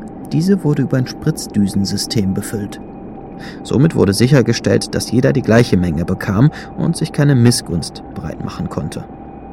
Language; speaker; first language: German; native; German